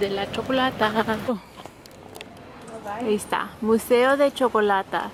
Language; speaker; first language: Spanish; early bilingual, heritage; Spanish